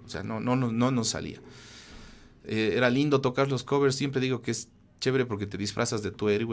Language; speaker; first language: Spanish; native; Spanish